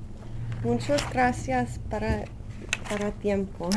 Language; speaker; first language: Spanish; early bilingual, heritage; Spanish